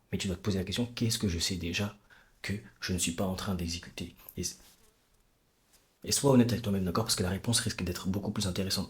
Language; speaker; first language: French; native; French